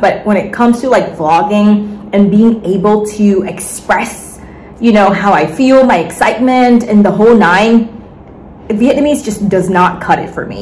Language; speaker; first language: English; early bilingual, other home language; Vietnamese